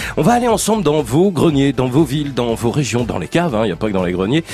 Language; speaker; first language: French; native; French